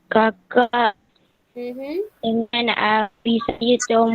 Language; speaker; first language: Malay; native; Malay